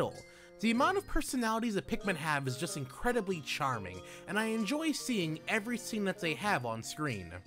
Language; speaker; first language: English; native; English